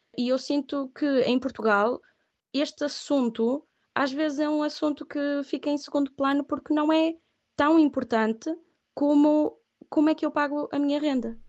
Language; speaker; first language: Portuguese; early bilingual, other home language; Catalan